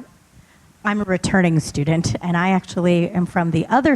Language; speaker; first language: English; native; English